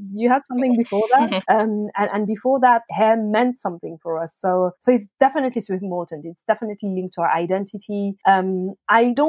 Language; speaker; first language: English; non-native, fluent; French